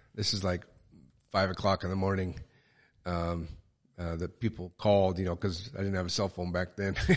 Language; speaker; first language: English; native; English